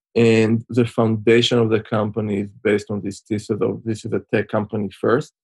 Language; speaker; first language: English; non-native, fluent; Hebrew